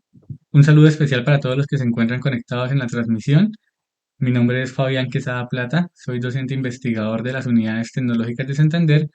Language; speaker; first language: Spanish; native; Spanish